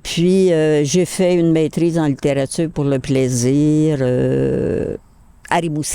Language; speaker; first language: French; native; French